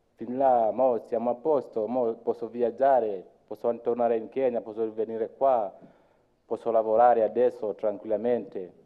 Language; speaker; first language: Italian; non-native, learner; Luo (Kenya and Tanzania)